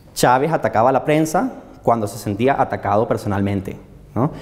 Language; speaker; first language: Spanish; native; Spanish